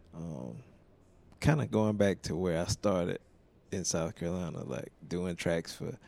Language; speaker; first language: English; native; English